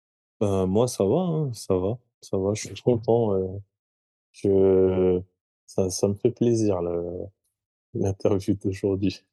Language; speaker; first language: French; native; French